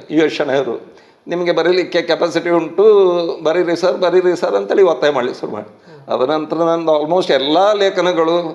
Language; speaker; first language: Kannada; native; Kannada